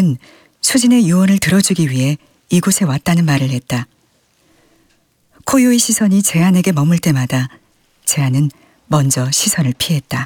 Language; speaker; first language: Korean; native; Korean